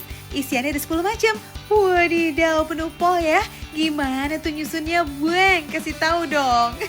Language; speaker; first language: Indonesian; native; Indonesian